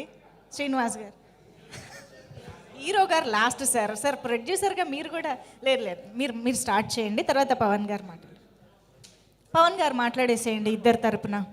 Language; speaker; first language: Telugu; native; Telugu